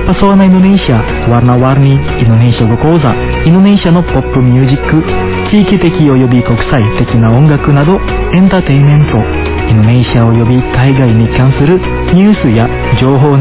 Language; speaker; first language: Japanese; non-native, fluent; Indonesian